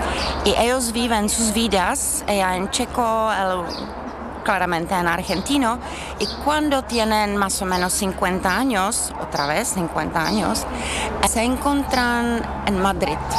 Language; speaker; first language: Spanish; non-native, fluent; Czech